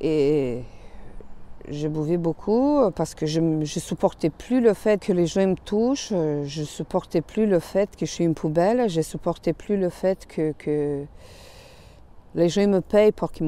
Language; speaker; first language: French; non-native, fluent; Romanian